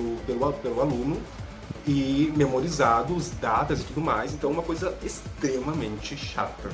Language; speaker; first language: Portuguese; native; Portuguese